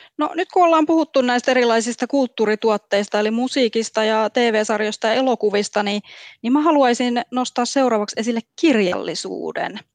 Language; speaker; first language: Finnish; native; Finnish